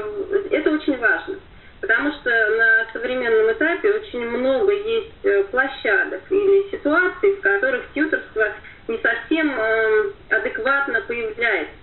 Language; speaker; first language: Russian; native; Russian